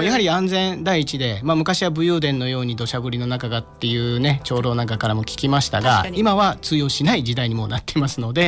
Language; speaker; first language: Japanese; native; Japanese